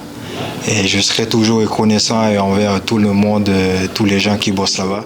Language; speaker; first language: French; non-native, local second language; Haitian Creole